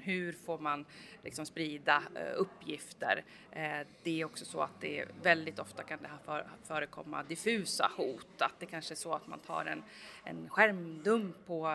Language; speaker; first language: Swedish; native; Swedish